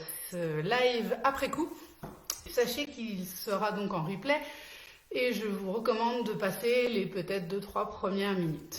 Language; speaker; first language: French; native; French